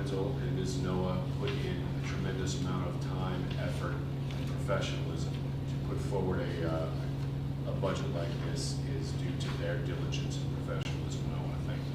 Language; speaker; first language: English; native; English